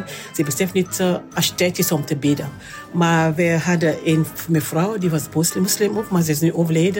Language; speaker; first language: Dutch; non-native, learner; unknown